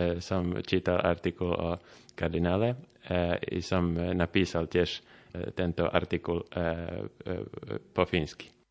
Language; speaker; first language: Slovak; non-native, learner; Finnish